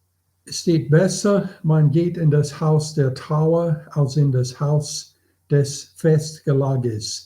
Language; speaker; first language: German; non-native, fluent; English